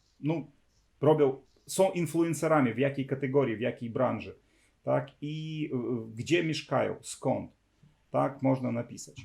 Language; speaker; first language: Polish; non-native, fluent; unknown